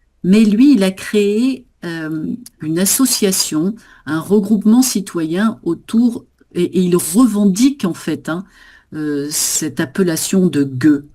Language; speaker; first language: French; native; French